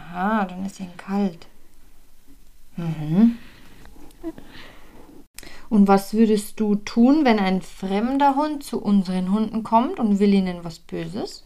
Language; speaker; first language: German; native; German